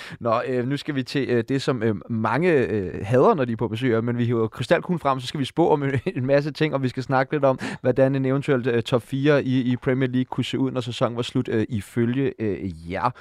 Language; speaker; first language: Danish; native; Danish